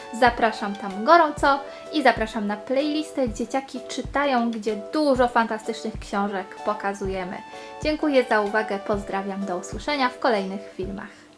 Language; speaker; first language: Polish; native; Polish